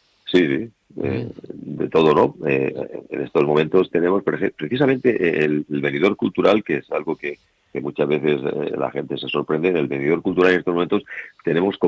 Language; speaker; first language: Spanish; native; Spanish